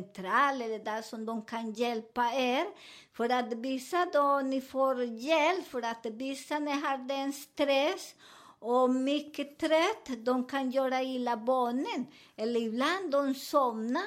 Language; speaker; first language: Swedish; non-native, fluent; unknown